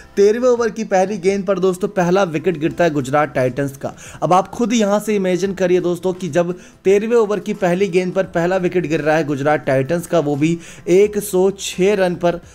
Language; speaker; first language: Hindi; native; Hindi